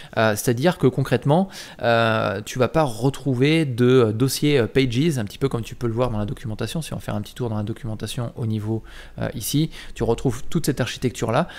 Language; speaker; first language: French; native; French